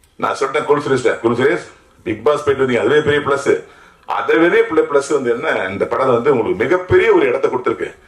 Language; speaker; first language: Tamil; native; Tamil